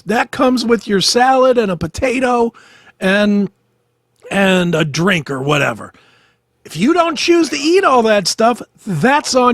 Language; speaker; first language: English; native; English